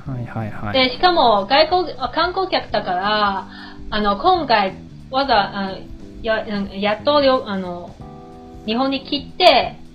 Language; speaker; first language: Japanese; non-native, fluent; Chinese